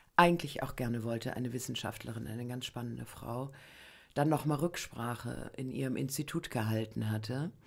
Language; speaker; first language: German; native; German